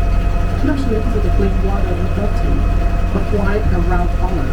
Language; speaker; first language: English; non-native, learner; Vietnamese